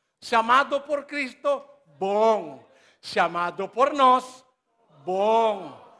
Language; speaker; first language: Portuguese; non-native, learner; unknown